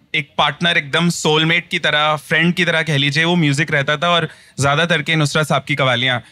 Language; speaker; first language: Hindi; native; Hindi